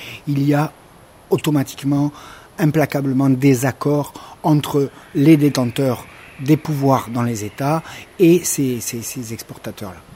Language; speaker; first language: French; native; French